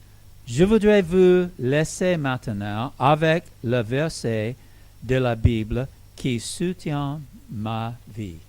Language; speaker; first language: French; non-native, learner; English